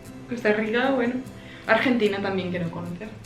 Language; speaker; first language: Spanish; non-native, fluent; English